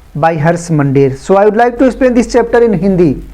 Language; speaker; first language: English; non-native, local second language; Hindi